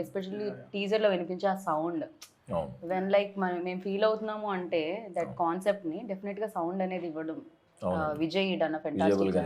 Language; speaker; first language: Telugu; native; Telugu